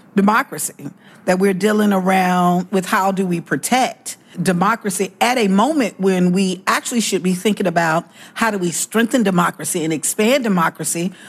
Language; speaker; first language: English; native; English